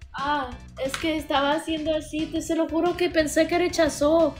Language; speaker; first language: Spanish; non-native, fluent; Russian